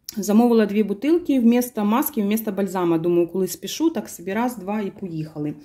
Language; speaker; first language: Ukrainian; non-native, local second language; Russian